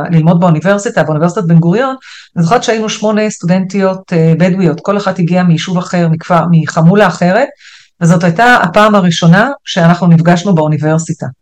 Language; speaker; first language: Hebrew; non-native, local second language; Arabic